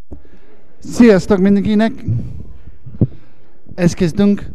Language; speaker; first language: Hungarian; non-native, learner; English